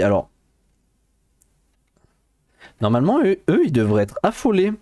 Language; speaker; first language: French; native; French